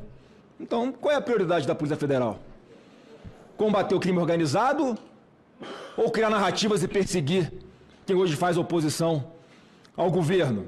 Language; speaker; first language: Portuguese; native; Portuguese